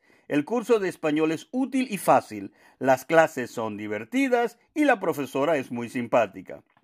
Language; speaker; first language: Spanish; non-native, fluent; Finnish